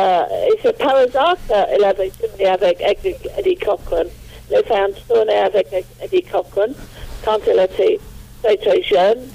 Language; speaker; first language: French; non-native, fluent; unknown